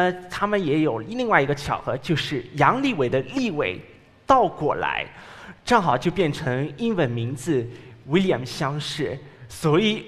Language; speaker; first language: Chinese; non-native, fluent; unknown